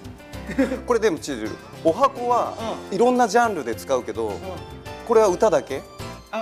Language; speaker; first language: Japanese; native; Japanese